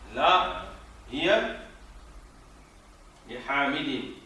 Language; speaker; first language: Arabic; non-native, fluent; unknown